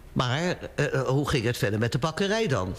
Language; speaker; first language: Dutch; native; Dutch